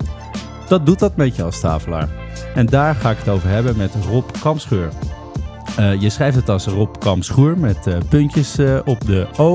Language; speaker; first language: Dutch; native; Dutch